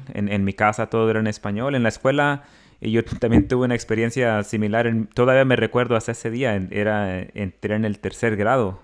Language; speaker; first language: Spanish; early bilingual, other home language; English